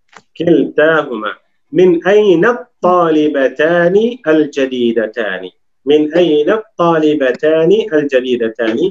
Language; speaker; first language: Arabic; non-native, fluent; Urdu